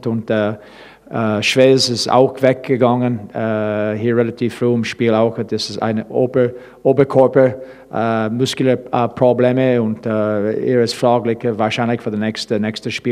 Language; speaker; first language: German; non-native, learner; English